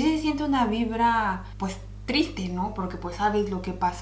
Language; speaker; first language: Spanish; native; Spanish